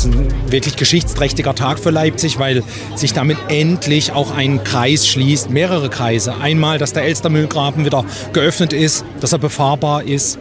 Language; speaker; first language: German; native; German